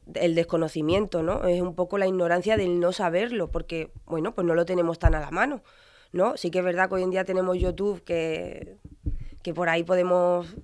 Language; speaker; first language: Spanish; native; Spanish